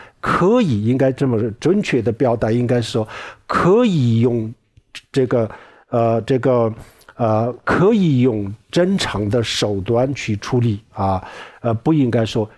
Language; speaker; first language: Chinese; non-native, local second language; Tibetan